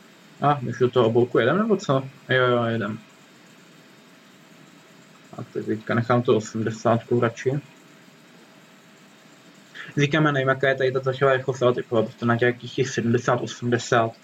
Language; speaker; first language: Czech; native; Czech